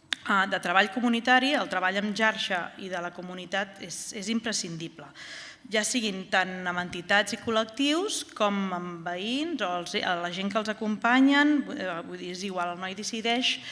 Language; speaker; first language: Catalan; native; Catalan